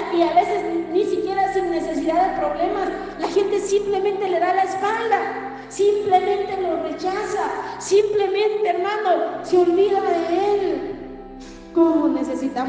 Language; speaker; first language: Spanish; native; Spanish